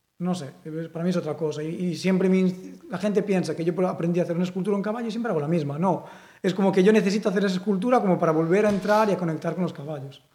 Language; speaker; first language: Spanish; non-native, local second language; Galician